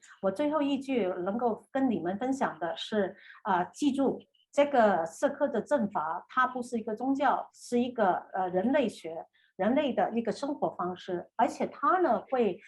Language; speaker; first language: Chinese; native; Chinese